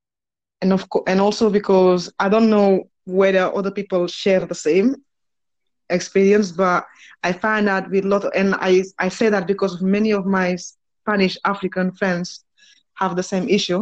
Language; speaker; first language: English; non-native, fluent; Spanish